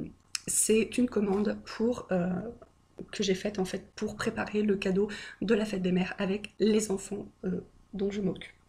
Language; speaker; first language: French; native; French